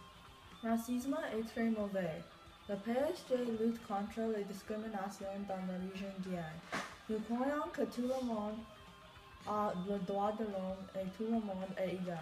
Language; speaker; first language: French; non-native, learner; English